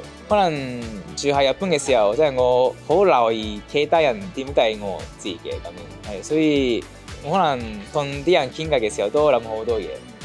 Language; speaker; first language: Cantonese; non-native, fluent; Japanese